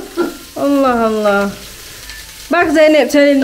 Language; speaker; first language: Turkish; non-native, learner; Indonesian